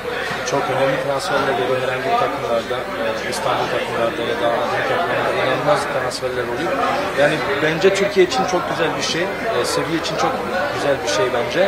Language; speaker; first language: Turkish; early bilingual, heritage; Turkish